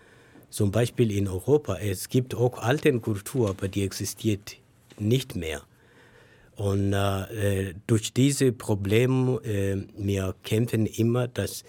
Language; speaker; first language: German; non-native, learner; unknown